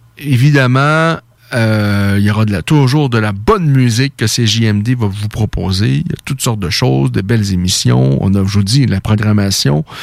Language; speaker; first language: French; native; French